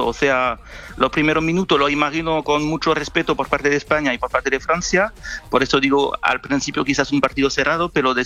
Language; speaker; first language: Spanish; non-native, fluent; French